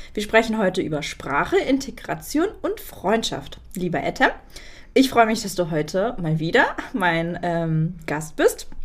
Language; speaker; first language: German; native; German